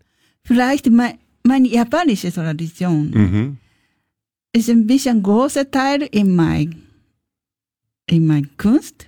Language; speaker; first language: German; non-native, learner; Japanese